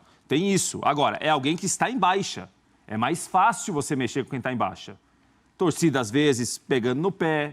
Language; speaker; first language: Portuguese; native; Portuguese